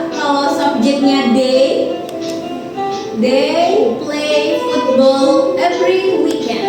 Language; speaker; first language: English; non-native, learner; Indonesian